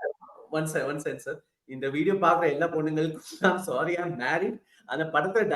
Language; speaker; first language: Tamil; early bilingual, heritage; Tamil